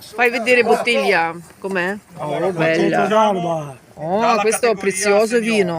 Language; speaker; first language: Italian; non-native, learner; Ukrainian